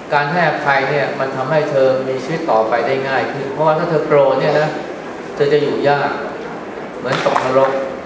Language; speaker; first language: Thai; native; Thai